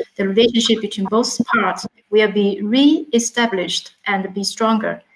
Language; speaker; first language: English; non-native, fluent; Chinese